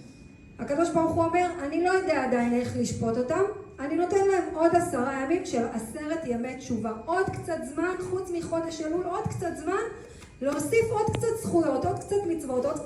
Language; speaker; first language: Hebrew; native; Hebrew